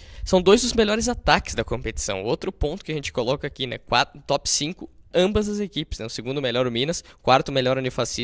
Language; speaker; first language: Portuguese; native; Portuguese